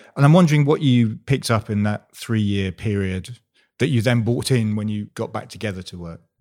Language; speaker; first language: English; native; English